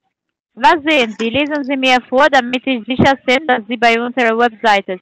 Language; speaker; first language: German; non-native, fluent; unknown